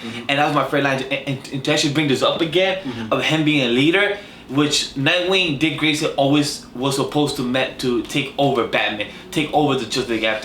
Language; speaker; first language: English; native; English